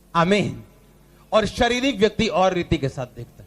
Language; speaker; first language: Hindi; non-native, local second language; Punjabi